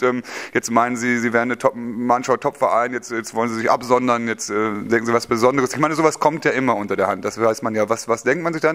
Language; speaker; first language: German; native; German